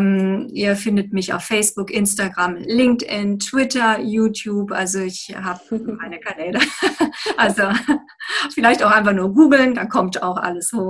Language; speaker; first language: German; native; German